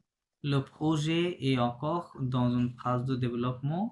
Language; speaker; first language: French; non-native, fluent; Bangla